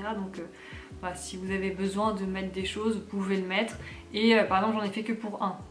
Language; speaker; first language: French; native; French